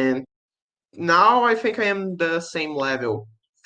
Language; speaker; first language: English; non-native, learner; Portuguese